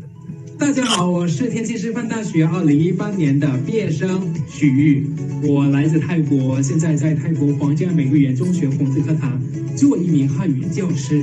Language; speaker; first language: Chinese; non-native, fluent; Thai